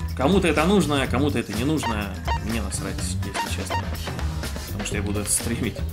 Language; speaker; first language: Russian; non-native, fluent; Romanian